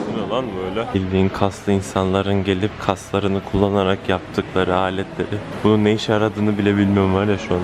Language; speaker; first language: Turkish; non-native, fluent; Japanese